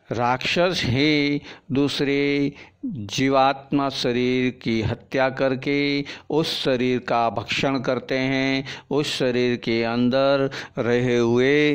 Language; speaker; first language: Hindi; native; Hindi